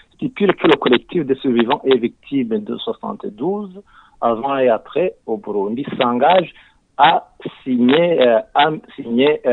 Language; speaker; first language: French; non-native, local second language; Rundi